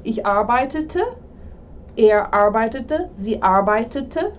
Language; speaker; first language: German; non-native, fluent; English